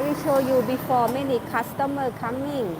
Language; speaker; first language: English; non-native, learner; Thai